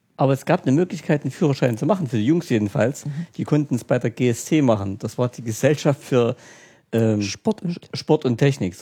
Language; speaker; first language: German; native; German